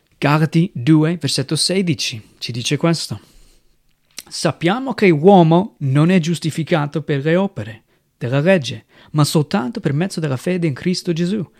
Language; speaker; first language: Italian; non-native, fluent; English